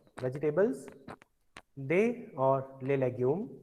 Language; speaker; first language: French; non-native, fluent; Hindi